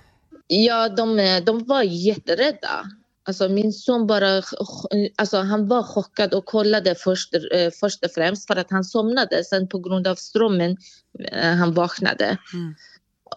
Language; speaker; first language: Swedish; non-native, fluent; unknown